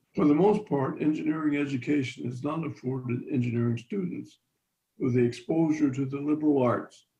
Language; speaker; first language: English; native; English